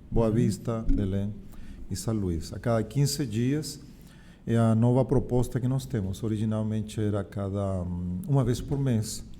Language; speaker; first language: Portuguese; non-native, fluent; Spanish